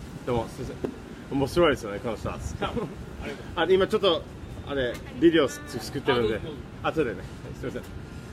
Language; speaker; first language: Japanese; non-native, fluent; English